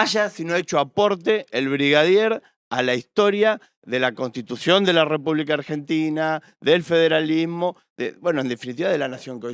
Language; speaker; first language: Spanish; native; Spanish